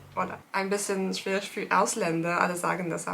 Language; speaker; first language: German; non-native, fluent; Turkish